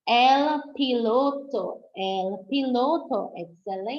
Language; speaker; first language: Spanish; non-native, fluent; English